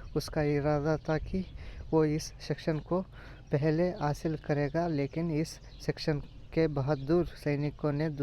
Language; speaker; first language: Hindi; non-native, local second language; Kannada